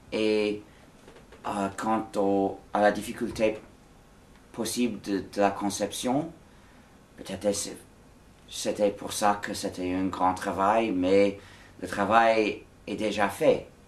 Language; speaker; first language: French; non-native, fluent; English